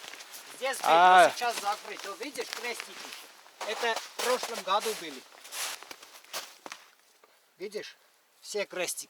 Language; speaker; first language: Russian; non-native, learner; Armenian